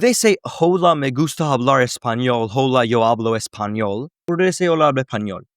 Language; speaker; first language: Spanish; non-native, fluent; English